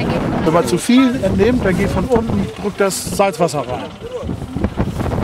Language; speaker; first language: German; native; German